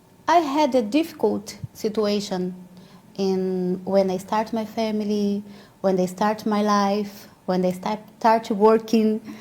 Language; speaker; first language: English; non-native, learner; Portuguese